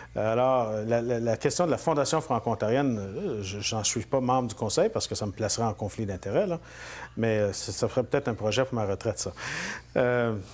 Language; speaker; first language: French; native; French